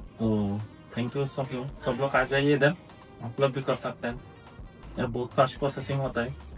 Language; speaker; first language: Hindi; non-native, learner; Bangla